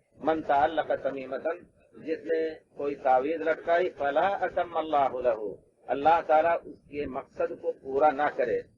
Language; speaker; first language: Urdu; native; Urdu